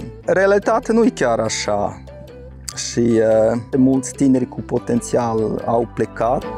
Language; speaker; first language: Romanian; non-native, fluent; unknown